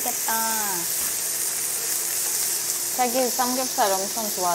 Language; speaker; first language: Korean; non-native, fluent; Russian